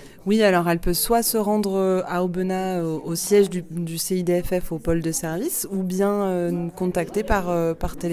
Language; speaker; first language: French; native; French